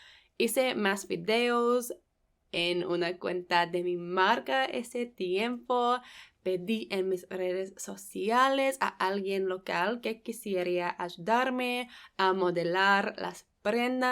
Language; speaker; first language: Spanish; non-native, fluent; English